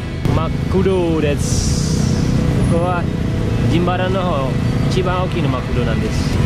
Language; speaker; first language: Japanese; non-native, learner; Indonesian